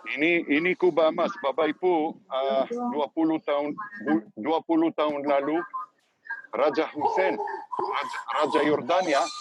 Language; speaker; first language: Indonesian; non-native, learner; Hebrew